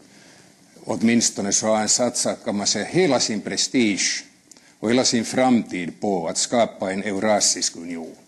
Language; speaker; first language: Swedish; native; Swedish